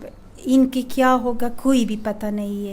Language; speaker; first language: Hindi; non-native, fluent; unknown